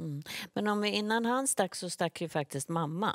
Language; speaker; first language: Swedish; native; Swedish